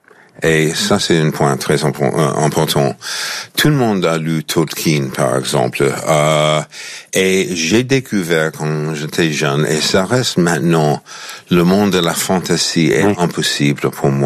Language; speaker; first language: French; non-native, fluent; English